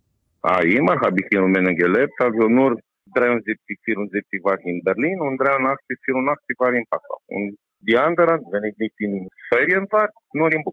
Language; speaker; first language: German; non-native, learner; Romanian